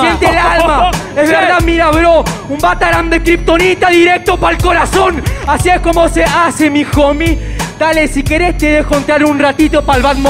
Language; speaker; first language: Spanish; native; Spanish